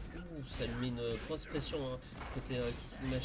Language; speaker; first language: French; native; French